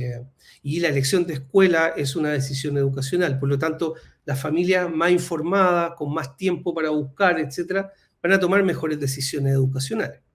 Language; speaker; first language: Spanish; native; Spanish